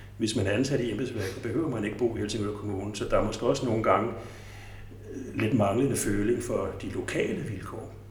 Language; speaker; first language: Danish; native; Danish